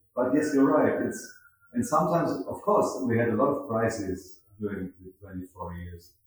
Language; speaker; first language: English; non-native, fluent; German